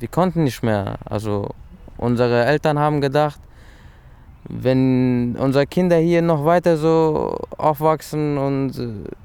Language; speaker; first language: German; early bilingual, other home language; Persian